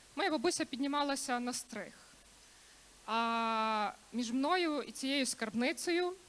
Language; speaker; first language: Ukrainian; native; Ukrainian